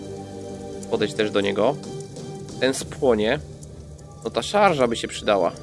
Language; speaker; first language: Polish; native; Polish